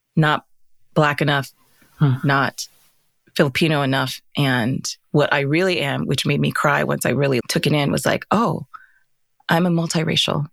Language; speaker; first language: English; native; English